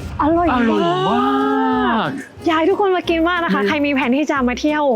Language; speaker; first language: Thai; native; Thai